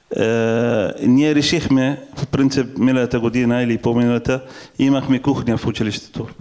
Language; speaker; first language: Bulgarian; non-native, fluent; Arabic